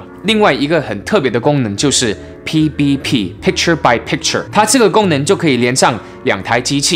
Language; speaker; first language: Chinese; early bilingual, heritage; English